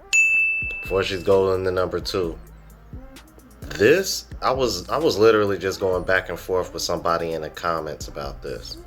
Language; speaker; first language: English; native; English